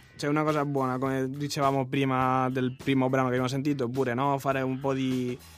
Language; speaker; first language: Italian; non-native, fluent; Catalan